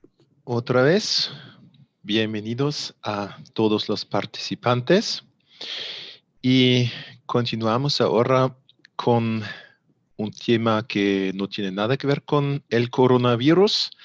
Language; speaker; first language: Spanish; non-native, fluent; German